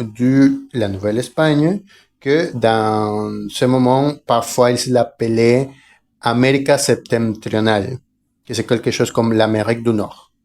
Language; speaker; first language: French; non-native, fluent; Spanish